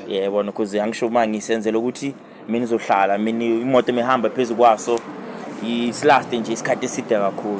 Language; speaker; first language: Zulu; non-native, local second language; Venda